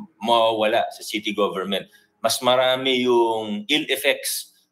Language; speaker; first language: Filipino; native; Filipino